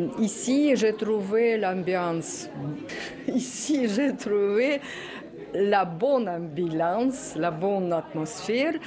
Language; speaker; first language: French; non-native, learner; Russian